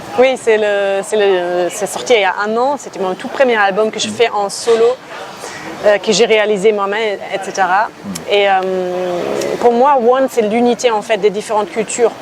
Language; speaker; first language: French; non-native, fluent; German